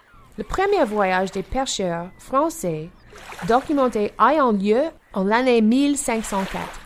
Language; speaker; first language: French; non-native, local second language; English